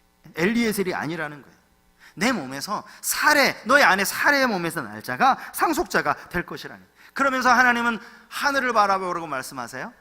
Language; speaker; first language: Korean; native; Korean